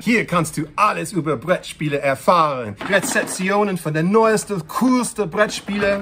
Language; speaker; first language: German; non-native, learner; English